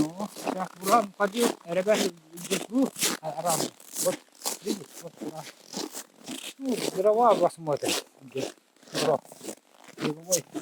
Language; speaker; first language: Russian; non-native, local second language; Yakut